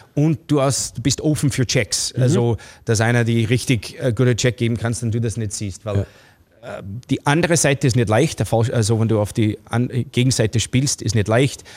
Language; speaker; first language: German; non-native, fluent; English